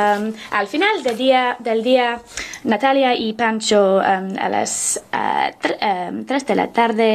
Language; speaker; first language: Spanish; non-native, learner; English